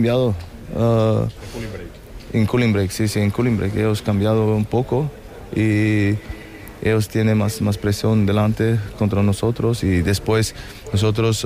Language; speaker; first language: Spanish; non-native, learner; French